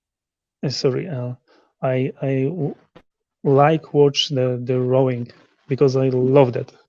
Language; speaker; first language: English; non-native, learner; Polish